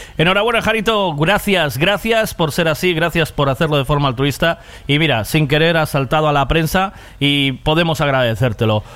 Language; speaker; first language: Spanish; native; Spanish